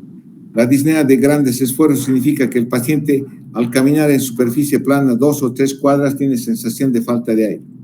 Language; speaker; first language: Spanish; native; Spanish